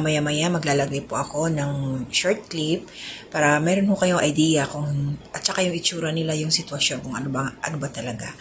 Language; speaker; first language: Filipino; native; Filipino